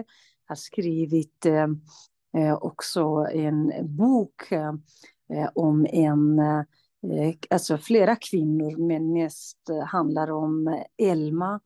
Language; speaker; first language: Swedish; non-native, fluent; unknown